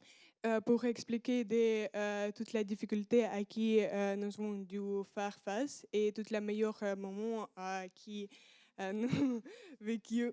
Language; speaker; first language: French; non-native, learner; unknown